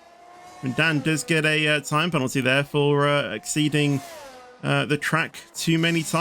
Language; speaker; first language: English; native; English